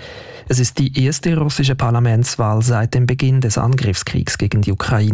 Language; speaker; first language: German; native; German